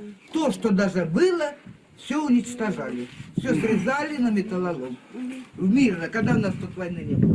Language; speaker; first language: Russian; native; Russian